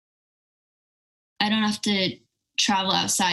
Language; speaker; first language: English; native; English